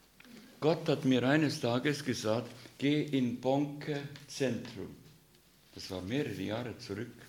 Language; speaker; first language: German; non-native, fluent; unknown